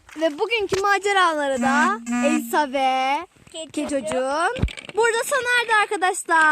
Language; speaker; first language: Turkish; native; Turkish